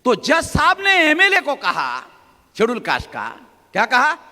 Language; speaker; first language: Hindi; non-native, local second language; Marathi